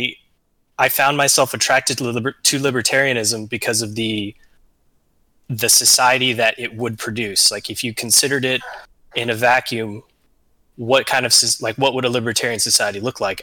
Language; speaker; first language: English; native; English